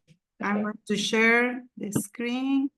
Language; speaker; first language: English; non-native, fluent; Spanish